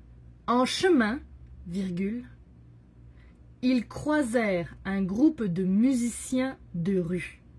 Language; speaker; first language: French; native; French